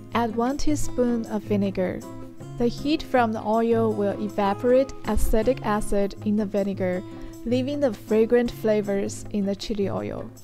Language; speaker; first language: English; non-native, fluent; Chinese